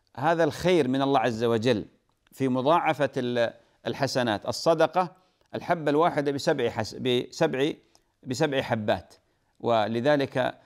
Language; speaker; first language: Arabic; native; Arabic